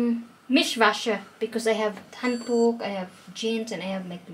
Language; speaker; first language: English; non-native, local second language; Cebuano